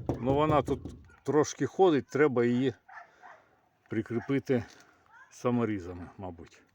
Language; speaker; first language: Ukrainian; native; Ukrainian